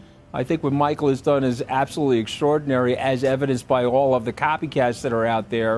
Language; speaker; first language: English; native; English